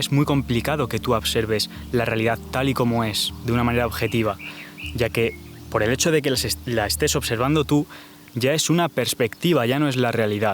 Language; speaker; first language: Spanish; native; Spanish